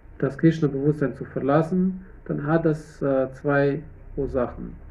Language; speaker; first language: German; non-native, fluent; Russian